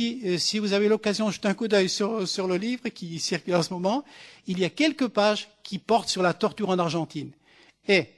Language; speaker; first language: French; native; French